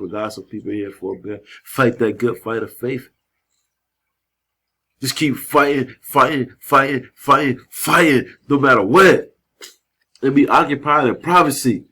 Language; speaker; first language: English; native; English